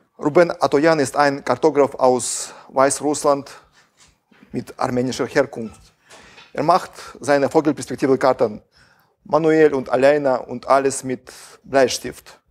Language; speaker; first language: German; non-native, fluent; Russian